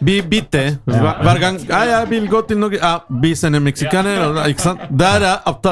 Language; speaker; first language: Norwegian; non-native, learner; Spanish